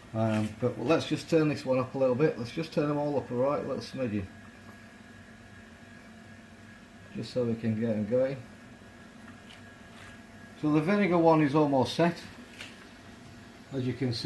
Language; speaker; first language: English; native; English